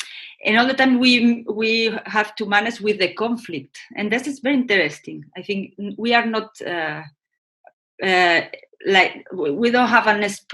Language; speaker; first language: English; non-native, learner; Spanish